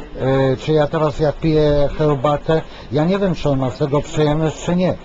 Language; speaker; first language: Polish; non-native, fluent; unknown